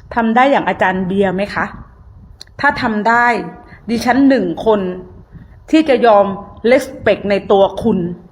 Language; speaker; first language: Thai; native; Thai